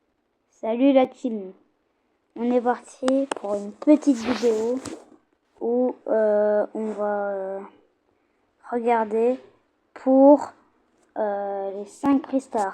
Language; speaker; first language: French; native; French